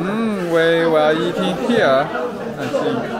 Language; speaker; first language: English; non-native, local second language; Chinese